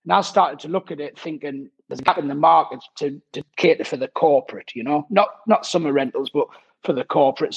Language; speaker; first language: English; native; English